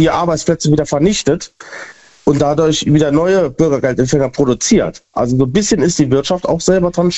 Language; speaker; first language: German; native; German